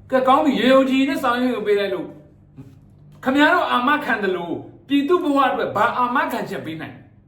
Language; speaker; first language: Burmese; native; Burmese